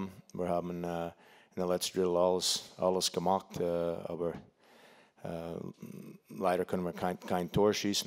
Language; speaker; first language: German; non-native, learner; English